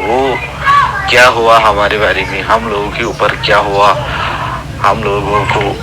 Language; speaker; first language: Hindi; non-native, fluent; Rohingya